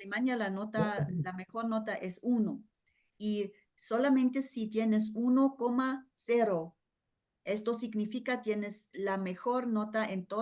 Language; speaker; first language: Spanish; non-native, fluent; German